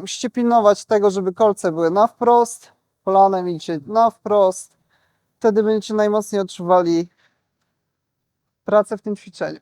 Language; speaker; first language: Polish; native; Polish